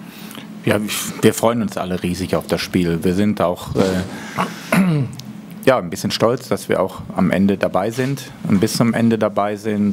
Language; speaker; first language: German; native; German